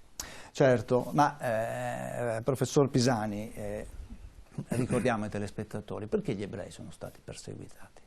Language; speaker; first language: Italian; native; Italian